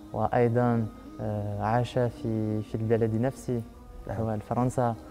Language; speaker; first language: Arabic; non-native, learner; French